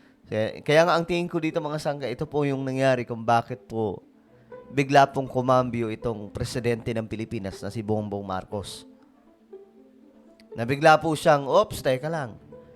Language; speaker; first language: Filipino; native; Filipino